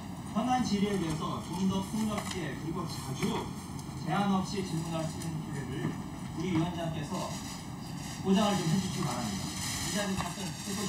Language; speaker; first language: Korean; native; Korean